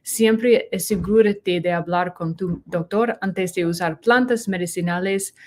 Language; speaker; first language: Spanish; non-native, learner; English